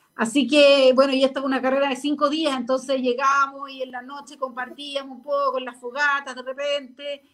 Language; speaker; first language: Spanish; native; Spanish